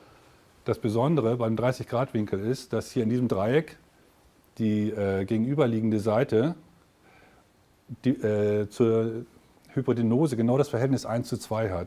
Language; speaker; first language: German; native; German